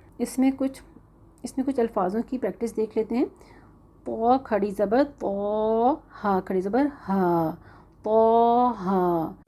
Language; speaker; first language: Urdu; native; Urdu